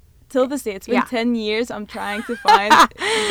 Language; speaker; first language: English; non-native, fluent; Arabic